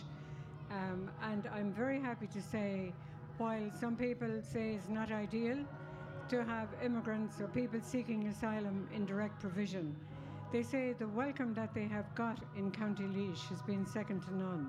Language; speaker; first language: English; native; English